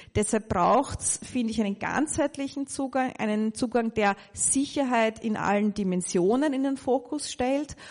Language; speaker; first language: German; native; German